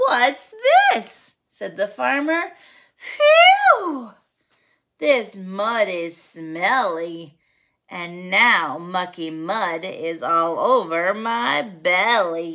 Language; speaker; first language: English; native; English